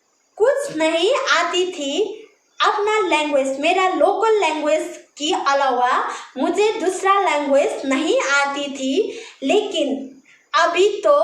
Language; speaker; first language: Hindi; non-native, local second language; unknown